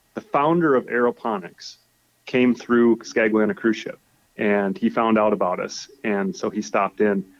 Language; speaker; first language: English; native; English